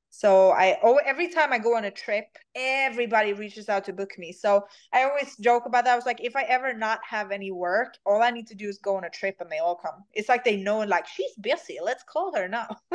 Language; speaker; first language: English; non-native, fluent; Swedish